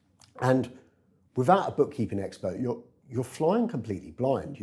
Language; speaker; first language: English; native; English